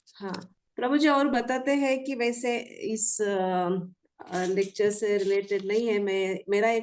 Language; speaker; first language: Hindi; non-native, local second language; Kannada